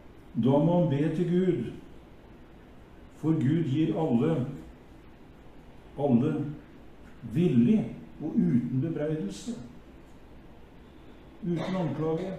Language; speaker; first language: Norwegian; native; Norwegian